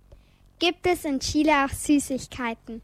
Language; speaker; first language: German; early bilingual, other home language; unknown